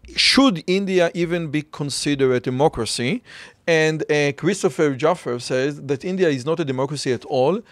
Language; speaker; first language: English; non-native, fluent; Hebrew